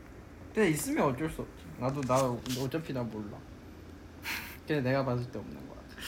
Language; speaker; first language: Korean; non-native, fluent; Chinese